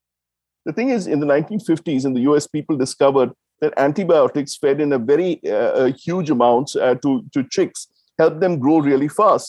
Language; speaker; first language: English; non-native, local second language; Tamil